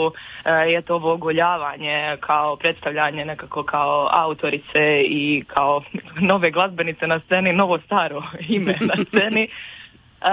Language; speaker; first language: Croatian; native; Croatian